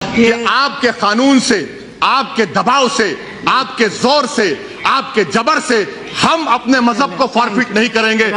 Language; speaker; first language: Urdu; native; Urdu